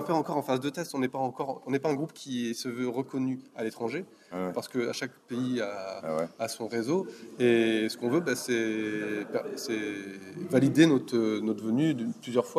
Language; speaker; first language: French; native; French